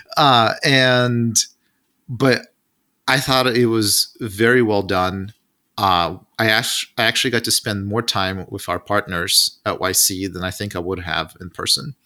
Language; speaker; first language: English; non-native, fluent; Russian